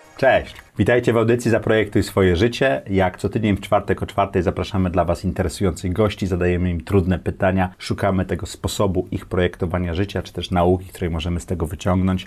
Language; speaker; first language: Polish; native; Polish